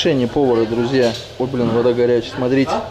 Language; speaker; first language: Russian; native; Russian